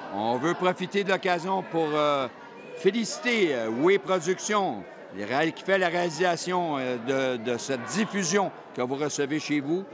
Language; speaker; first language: French; native; French